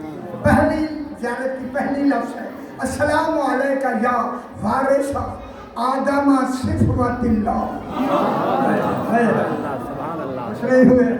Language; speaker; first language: Urdu; native; Urdu